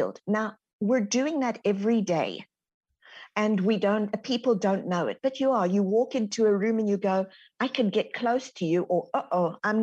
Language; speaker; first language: English; native; English